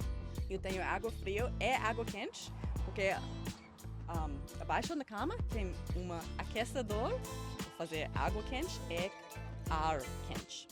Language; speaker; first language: Portuguese; non-native, learner; English